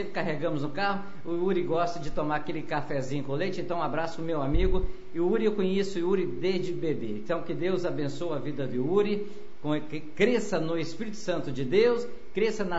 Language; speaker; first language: Portuguese; native; Portuguese